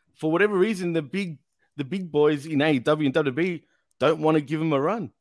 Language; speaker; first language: English; native; English